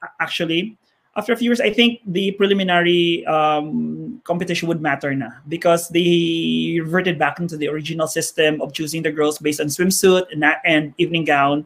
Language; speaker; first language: English; non-native, local second language; Hiligaynon